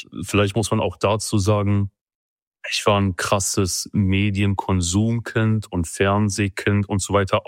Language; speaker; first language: German; early bilingual, other home language; Kurdish